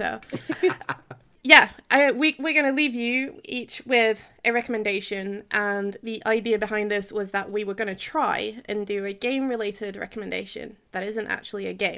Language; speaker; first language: English; native; English